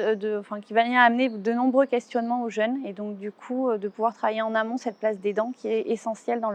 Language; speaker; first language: French; native; French